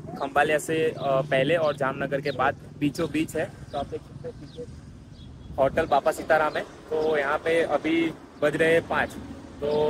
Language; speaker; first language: Hindi; non-native, local second language; Gujarati